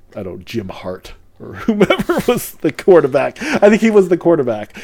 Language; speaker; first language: English; early bilingual, other home language; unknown